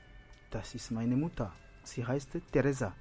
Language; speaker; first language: German; non-native, fluent; French